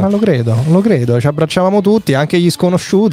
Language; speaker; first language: Italian; native; Italian